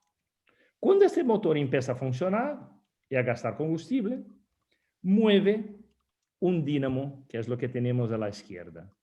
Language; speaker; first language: Spanish; non-native, fluent; Portuguese